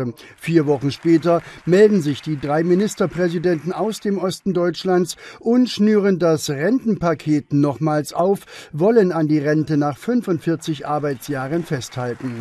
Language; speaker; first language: German; native; German